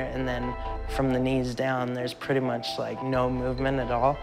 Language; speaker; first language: English; native; English